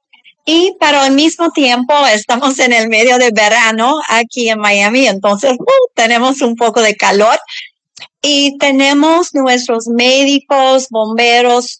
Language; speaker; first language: Spanish; non-native, learner; English